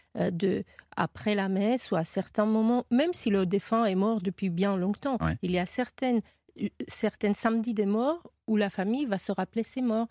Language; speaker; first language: French; non-native, fluent; Romanian